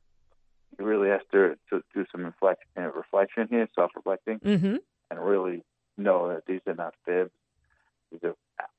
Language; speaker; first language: English; native; English